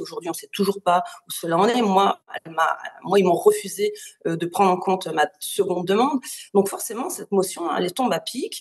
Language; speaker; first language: French; native; French